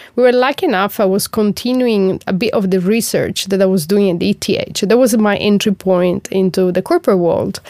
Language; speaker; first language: English; non-native, fluent; Italian